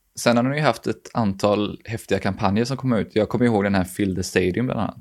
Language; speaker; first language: Swedish; native; Swedish